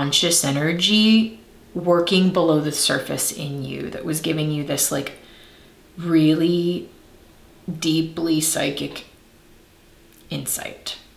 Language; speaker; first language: English; native; English